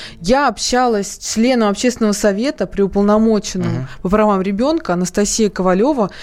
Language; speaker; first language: Russian; native; Russian